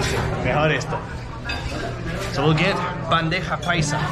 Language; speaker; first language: Spanish; non-native, learner; English